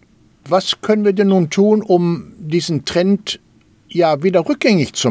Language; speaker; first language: German; native; German